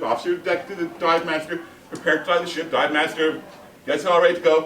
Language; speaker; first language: English; native; English